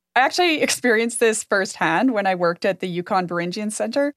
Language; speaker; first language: English; native; English